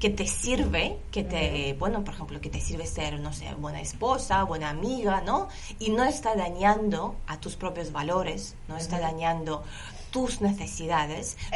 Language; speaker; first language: Spanish; non-native, fluent; Lithuanian